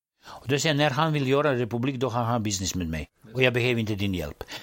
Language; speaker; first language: Swedish; non-native, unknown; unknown